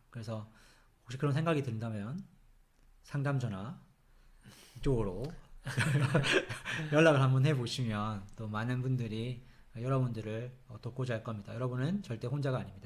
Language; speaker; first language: Korean; native; Korean